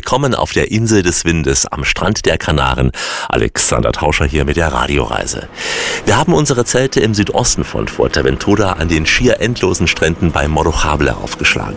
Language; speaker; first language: German; native; German